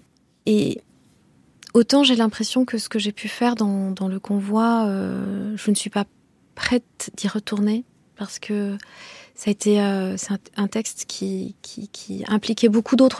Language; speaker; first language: French; non-native, local second language; Kinyarwanda